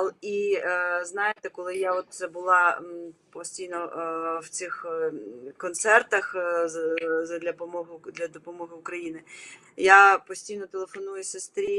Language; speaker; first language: Ukrainian; non-native, local second language; Russian